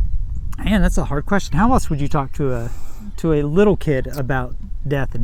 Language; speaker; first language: English; native; English